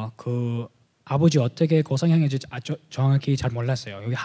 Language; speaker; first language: Korean; early bilingual, heritage; Korean